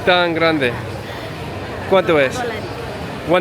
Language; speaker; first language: Spanish; non-native, learner; English